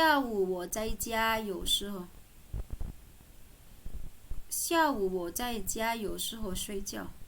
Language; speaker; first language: Chinese; non-native, fluent; Indonesian